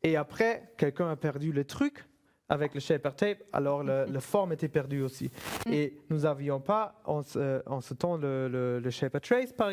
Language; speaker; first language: French; non-native, fluent; German